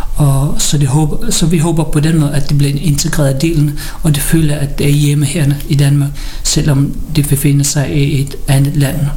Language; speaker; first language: Danish; early bilingual, other home language; Filipino